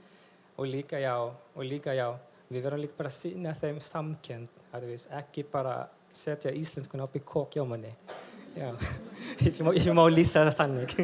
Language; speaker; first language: Icelandic; non-native, fluent; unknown